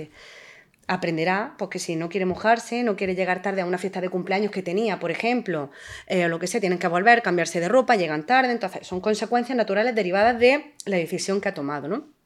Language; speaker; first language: Spanish; native; Spanish